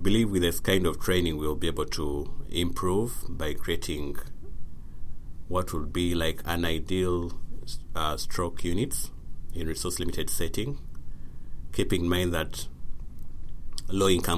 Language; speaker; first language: English; non-native, local second language; Ganda